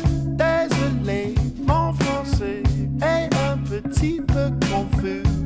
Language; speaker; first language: French; non-native, learner; English